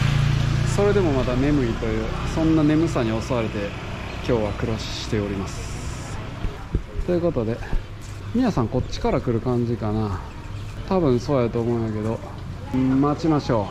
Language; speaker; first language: Japanese; native; Japanese